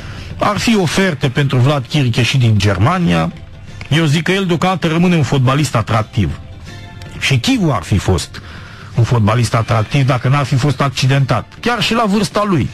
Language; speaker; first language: Romanian; native; Romanian